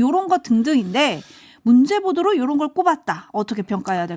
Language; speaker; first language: Korean; native; Korean